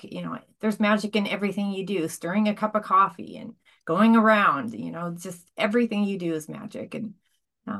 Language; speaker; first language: English; native; English